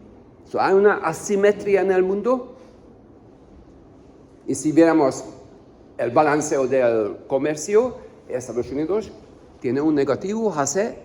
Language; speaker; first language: Spanish; non-native, learner; Hungarian